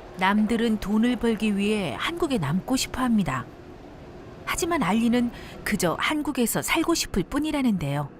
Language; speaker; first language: Korean; native; Korean